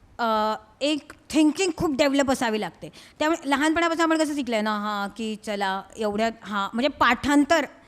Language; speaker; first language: Marathi; native; Marathi